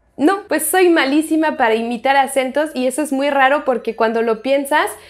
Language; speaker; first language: Spanish; non-native, fluent; French